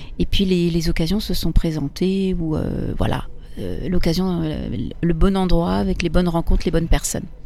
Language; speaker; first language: French; early bilingual, other home language; Italian